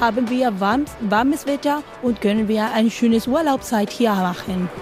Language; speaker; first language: German; non-native, learner; Spanish